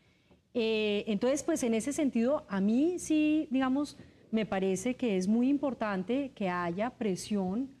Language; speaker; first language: Spanish; native; Spanish